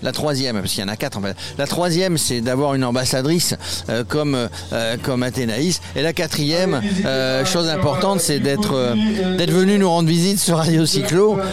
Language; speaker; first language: French; native; French